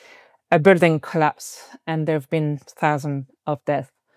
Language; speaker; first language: English; non-native, fluent; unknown